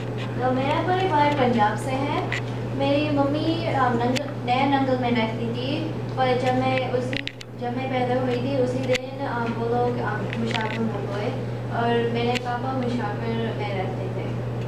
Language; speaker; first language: Hindi; early bilingual, heritage; Hindi